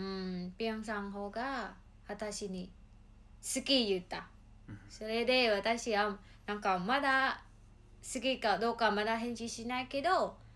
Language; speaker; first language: Japanese; non-native, learner; Mongolian